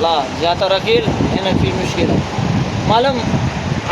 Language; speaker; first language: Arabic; non-native, learner; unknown